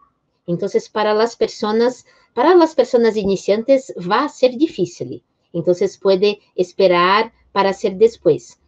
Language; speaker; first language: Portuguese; non-native, fluent; Spanish